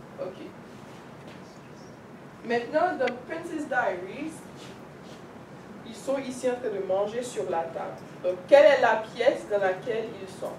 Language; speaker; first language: French; non-native, fluent; English